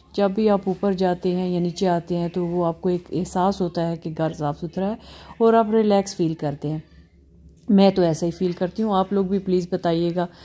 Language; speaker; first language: Hindi; native; Hindi